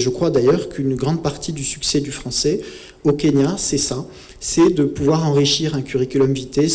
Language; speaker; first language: French; native; French